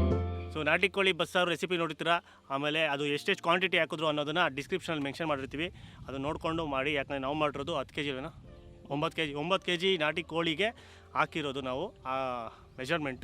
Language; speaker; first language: Kannada; native; Kannada